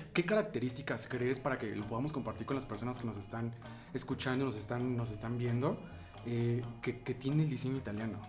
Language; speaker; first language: Spanish; native; Spanish